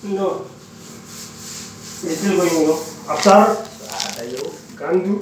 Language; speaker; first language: English; non-native, learner; Nepali